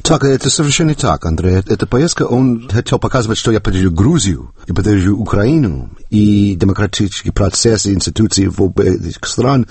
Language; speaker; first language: Russian; non-native, fluent; English